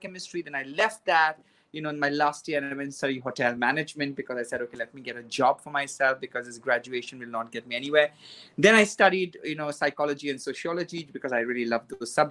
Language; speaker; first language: English; non-native, local second language; Konkani